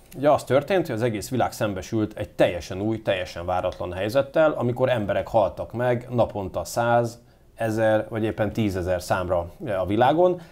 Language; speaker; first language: Hungarian; native; Hungarian